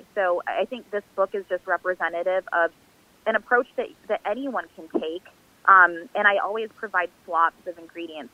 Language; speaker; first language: English; native; English